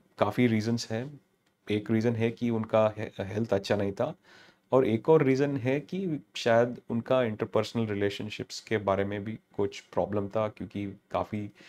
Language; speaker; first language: Hindi; non-native, local second language; Telugu